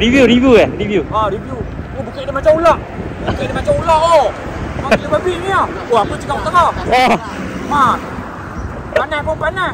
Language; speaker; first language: Malay; native; Malay